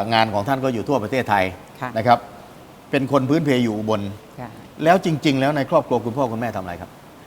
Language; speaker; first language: Thai; native; Thai